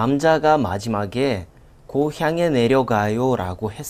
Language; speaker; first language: Korean; non-native, learner; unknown